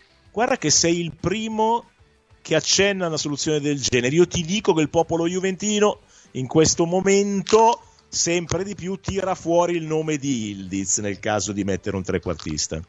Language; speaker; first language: Italian; native; Italian